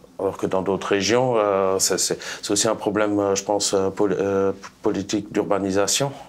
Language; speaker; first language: French; non-native, local second language; Swiss German